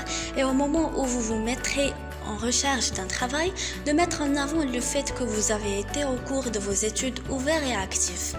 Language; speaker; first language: French; non-native, local second language; Arabic